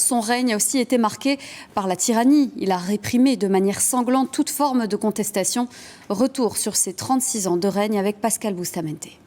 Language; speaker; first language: French; native; French